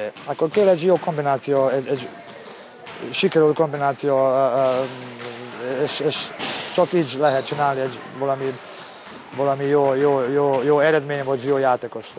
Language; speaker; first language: Hungarian; non-native, learner; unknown